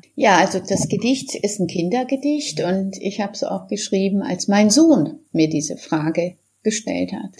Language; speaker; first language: German; early bilingual, other home language; Persian